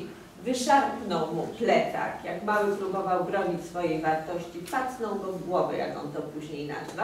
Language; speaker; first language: Polish; native; Polish